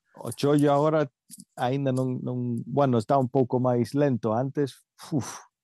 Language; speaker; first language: Galician; early bilingual, heritage; Galician